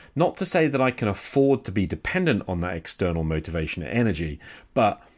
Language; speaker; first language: English; native; English